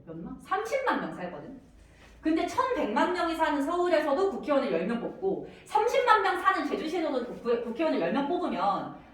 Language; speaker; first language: Korean; native; Korean